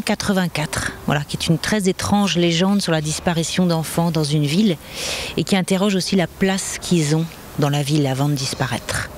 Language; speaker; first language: French; native; French